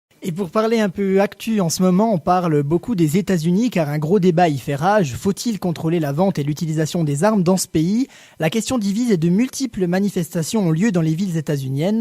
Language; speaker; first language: French; native; French